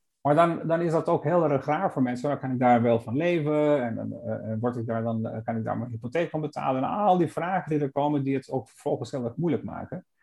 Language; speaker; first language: Dutch; non-native, fluent; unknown